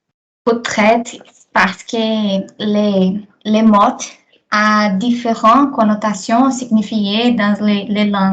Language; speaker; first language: French; non-native, learner; Portuguese